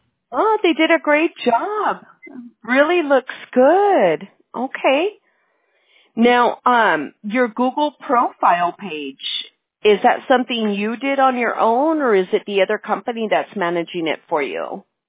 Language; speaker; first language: English; early bilingual, other home language; Spanish